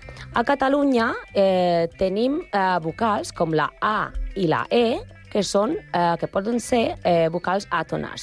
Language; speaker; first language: Catalan; non-native, learner; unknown